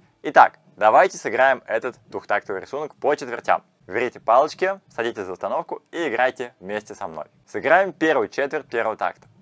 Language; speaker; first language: Russian; native; Russian